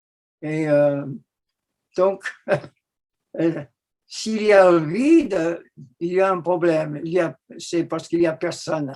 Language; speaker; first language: French; non-native, fluent; English